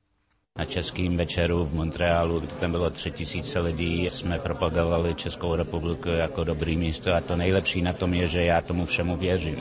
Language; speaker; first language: Czech; early bilingual, heritage; Czech